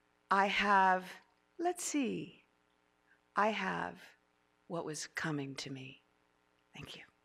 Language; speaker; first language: English; early bilingual, other home language; Spanish